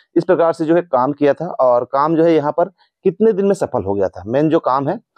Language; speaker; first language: Hindi; native; Hindi